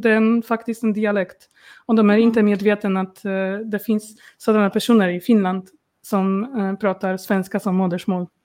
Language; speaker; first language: Swedish; non-native, learner; Polish